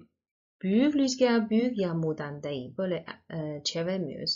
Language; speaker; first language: Turkish; non-native, learner; Chinese